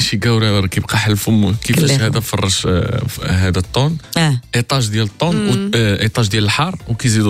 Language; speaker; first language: Arabic; native; Arabic